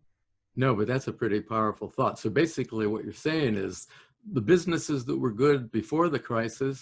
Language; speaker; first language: English; native; English